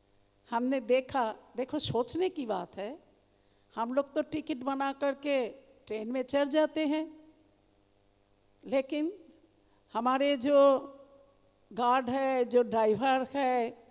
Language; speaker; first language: Hindi; non-native, local second language; Bangla